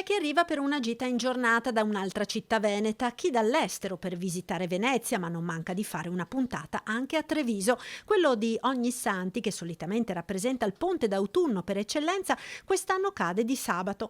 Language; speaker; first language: Italian; native; Italian